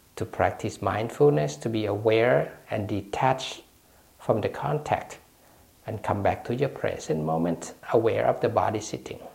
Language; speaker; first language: English; non-native, fluent; Thai